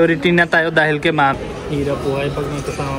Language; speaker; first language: Filipino; non-native, learner; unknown